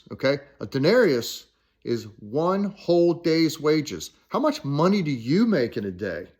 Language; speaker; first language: English; native; English